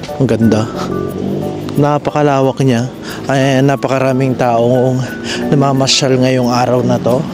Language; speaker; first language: Filipino; native; Filipino